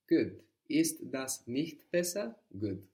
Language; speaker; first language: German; non-native, fluent; English